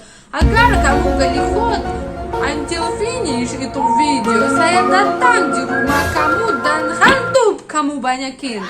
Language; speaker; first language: Indonesian; non-native, learner; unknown